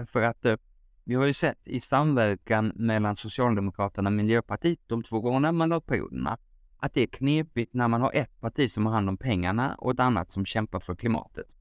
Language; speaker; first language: Swedish; native; Swedish